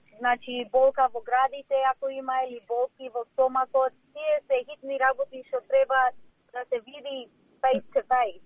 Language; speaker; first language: Macedonian; early bilingual, heritage; Macedonian